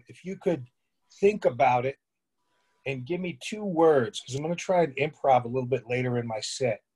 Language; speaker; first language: English; native; English